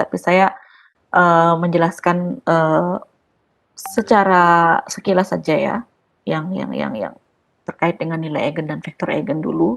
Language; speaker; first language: Indonesian; native; Indonesian